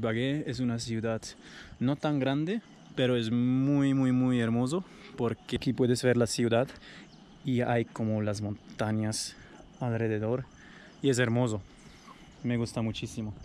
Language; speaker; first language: Spanish; non-native, fluent; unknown